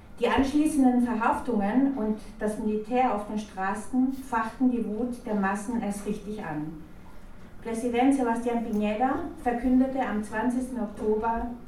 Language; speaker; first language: German; non-native, fluent; Spanish